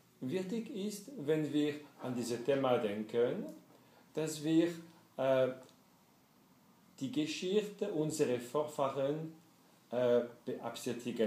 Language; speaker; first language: German; non-native, fluent; French